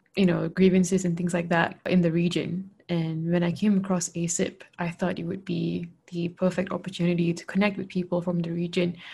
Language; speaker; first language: English; non-native, local second language; Malay